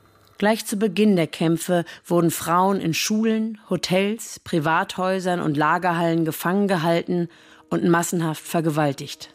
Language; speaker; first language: German; native; German